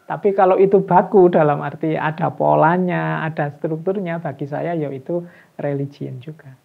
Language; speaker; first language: Indonesian; non-native, local second language; Javanese